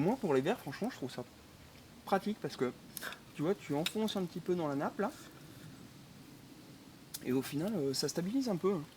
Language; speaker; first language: French; native; French